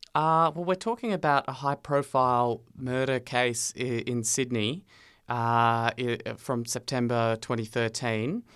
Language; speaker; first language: English; native; English